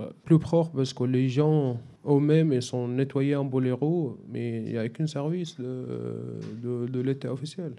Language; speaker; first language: French; non-native, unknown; Arabic